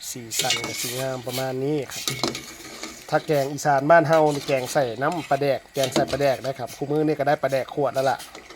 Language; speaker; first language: Thai; non-native, local second language; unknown